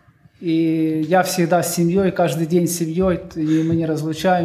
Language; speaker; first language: Polish; non-native, learner; Russian